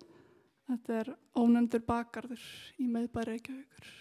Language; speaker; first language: Icelandic; native; Icelandic